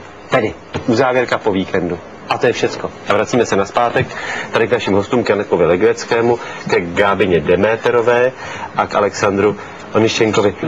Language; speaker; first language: Czech; native; Czech